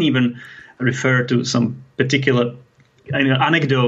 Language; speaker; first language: English; non-native, fluent; Czech